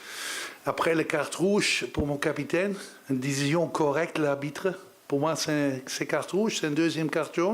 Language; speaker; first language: French; non-native, learner; Dutch